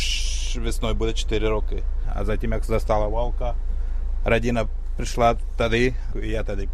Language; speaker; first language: Czech; non-native, learner; Ukrainian